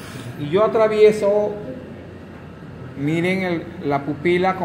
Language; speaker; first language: Spanish; native; Spanish